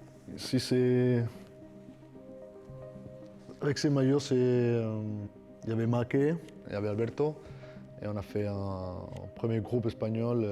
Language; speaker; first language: French; non-native, fluent; Spanish